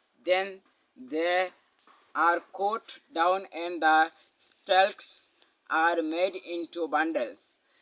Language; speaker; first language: English; non-native, local second language; Bangla